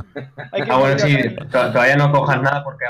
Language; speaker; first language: Spanish; native; Spanish